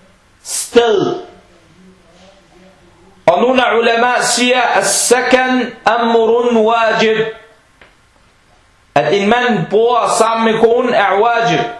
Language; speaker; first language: Danish; non-native, fluent; Arabic